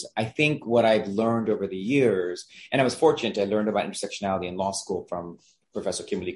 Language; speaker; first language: English; non-native, fluent; Gujarati